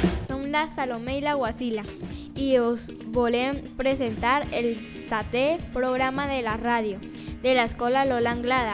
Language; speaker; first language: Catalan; non-native, learner; Spanish